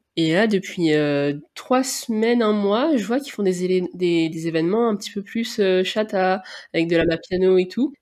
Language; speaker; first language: French; native; French